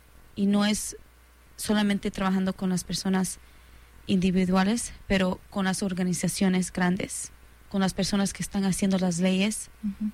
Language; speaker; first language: Spanish; early bilingual, heritage; Spanish